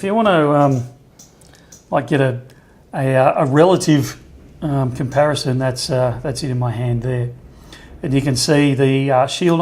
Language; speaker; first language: English; native; English